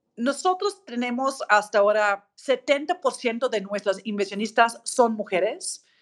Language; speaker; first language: Spanish; non-native, fluent; English